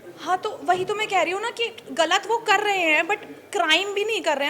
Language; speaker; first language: Hindi; native; Hindi